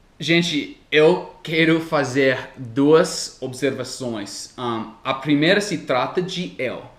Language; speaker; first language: Portuguese; non-native, fluent; English